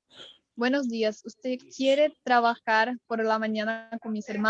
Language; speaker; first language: Spanish; non-native, learner; Portuguese